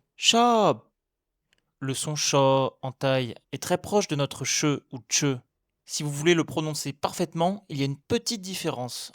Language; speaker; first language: French; native; French